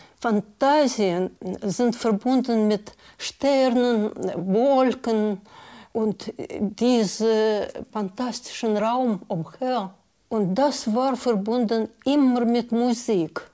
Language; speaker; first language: German; non-native, learner; Russian